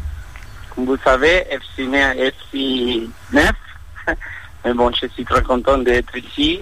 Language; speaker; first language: French; non-native, fluent; Spanish